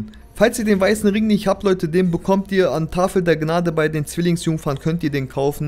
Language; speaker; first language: German; native; German